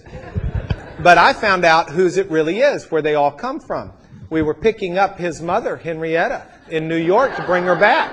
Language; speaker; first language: English; native; English